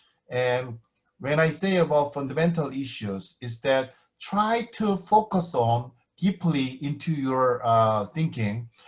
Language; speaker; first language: English; non-native, fluent; Korean